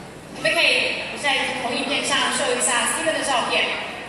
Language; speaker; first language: Chinese; native; Chinese